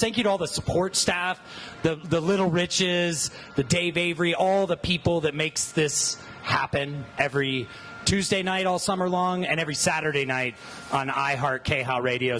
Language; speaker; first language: English; native; English